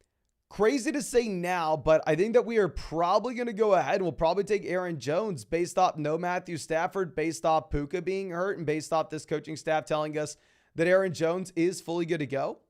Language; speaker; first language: English; native; English